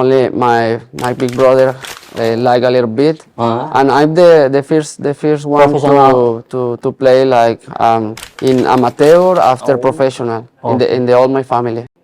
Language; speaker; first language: English; non-native, learner; Spanish